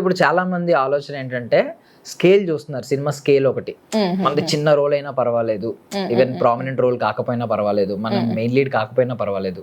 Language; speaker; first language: Telugu; native; Telugu